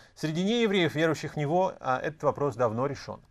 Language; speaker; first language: Russian; native; Russian